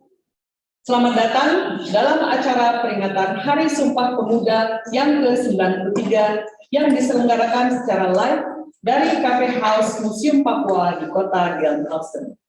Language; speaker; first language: Indonesian; native; Indonesian